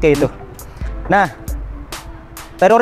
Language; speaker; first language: Indonesian; native; Indonesian